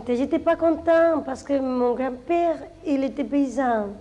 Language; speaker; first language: French; non-native, fluent; Spanish